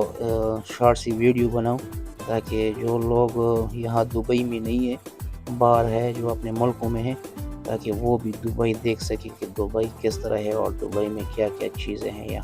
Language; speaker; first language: Hindi; non-native, local second language; Punjabi